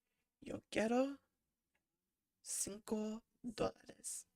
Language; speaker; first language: Spanish; non-native, learner; English